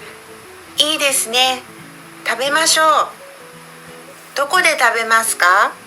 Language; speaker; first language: Japanese; non-native, learner; Indonesian